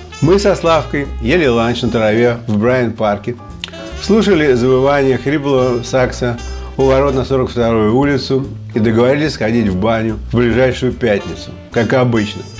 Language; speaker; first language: Russian; native; Russian